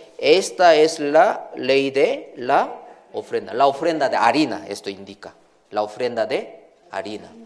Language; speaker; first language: Spanish; non-native, learner; Korean